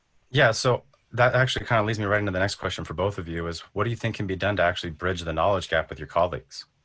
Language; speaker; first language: English; native; English